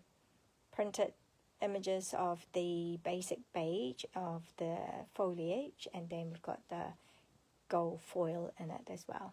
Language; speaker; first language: English; native; English